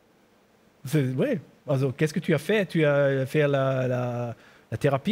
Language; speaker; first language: French; non-native, learner; German